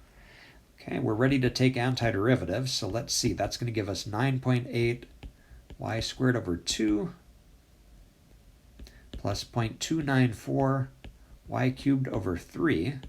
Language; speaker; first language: English; native; English